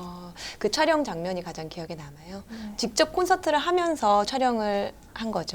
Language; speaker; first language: Korean; native; Korean